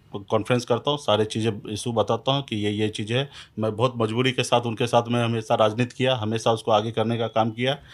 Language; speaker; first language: Hindi; native; Hindi